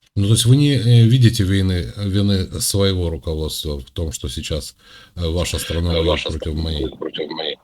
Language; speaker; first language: Russian; native; Russian